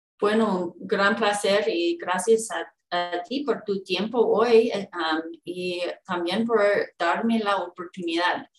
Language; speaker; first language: Spanish; non-native, fluent; English